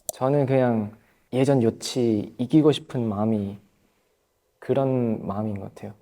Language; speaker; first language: Korean; non-native, fluent; Thai